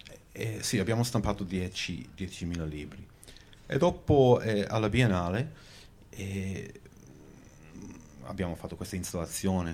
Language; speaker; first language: Italian; early bilingual, heritage; Venetian